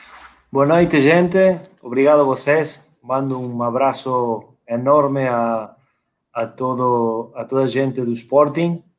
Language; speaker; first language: Portuguese; non-native, fluent; Spanish